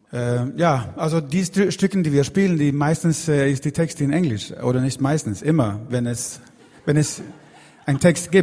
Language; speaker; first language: German; non-native, fluent; Swedish